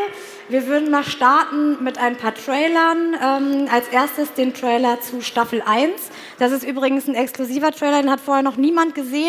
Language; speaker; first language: German; native; German